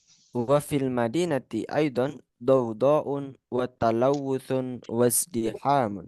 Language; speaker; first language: Arabic; non-native, fluent; Indonesian